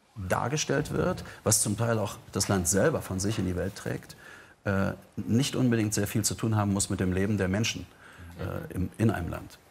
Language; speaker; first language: German; native; German